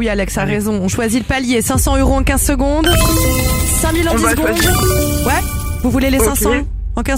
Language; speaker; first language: French; native; French